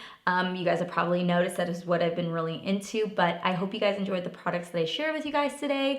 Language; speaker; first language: English; native; English